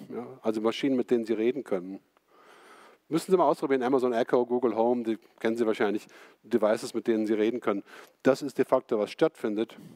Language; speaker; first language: German; native; German